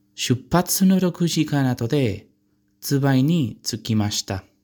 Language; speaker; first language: Japanese; non-native, learner; Spanish